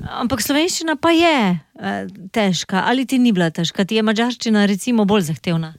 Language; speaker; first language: Slovenian; native; Slovenian